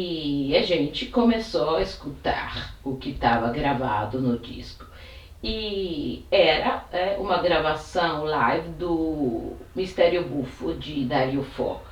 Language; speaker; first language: Portuguese; non-native, fluent; Italian